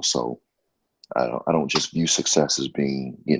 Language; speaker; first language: English; native; English